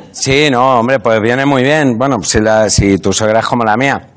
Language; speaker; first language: Spanish; native; Spanish